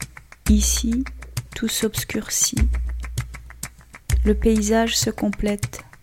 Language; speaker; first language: French; native; French